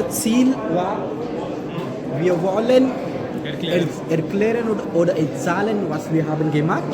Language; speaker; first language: German; non-native, learner; Marathi